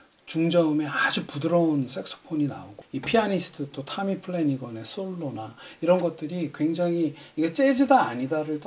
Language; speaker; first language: Korean; native; Korean